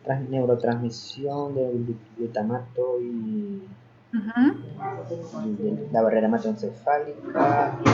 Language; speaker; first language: Spanish; native; Spanish